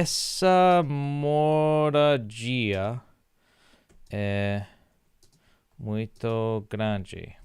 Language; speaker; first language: Portuguese; non-native, learner; English